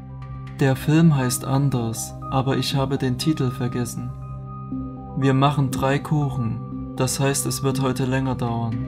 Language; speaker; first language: German; non-native, fluent; Chinese